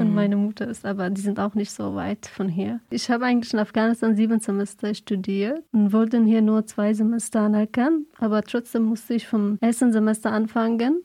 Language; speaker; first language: German; non-native, fluent; Persian